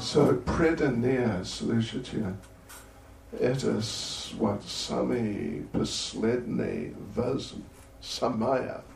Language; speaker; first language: Russian; non-native, learner; English